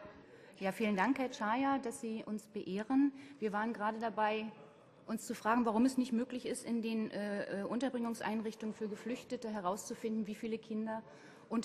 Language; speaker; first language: German; native; German